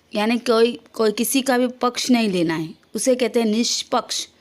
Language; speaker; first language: Hindi; non-native, local second language; Gujarati